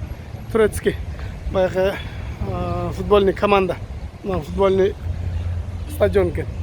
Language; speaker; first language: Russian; non-native, local second language; Kyrgyz